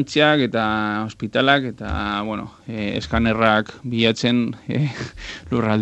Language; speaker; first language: Basque; non-native, local second language; Spanish